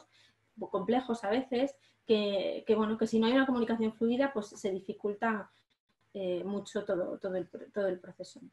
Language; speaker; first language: Spanish; native; Spanish